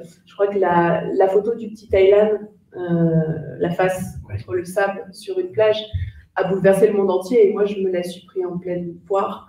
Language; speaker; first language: French; native; French